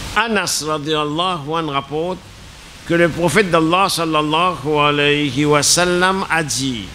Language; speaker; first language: French; non-native, local second language; Morisyen